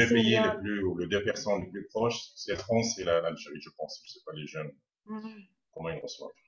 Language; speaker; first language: French; non-native, fluent; Arabic